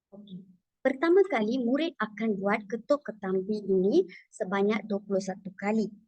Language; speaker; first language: Malay; non-native, local second language; Tamil